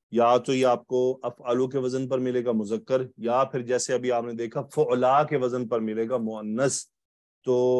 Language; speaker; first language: Urdu; native; Urdu